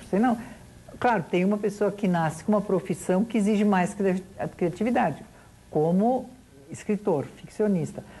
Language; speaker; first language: Portuguese; native; Portuguese